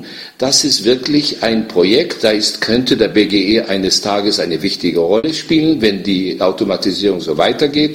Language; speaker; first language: German; native; German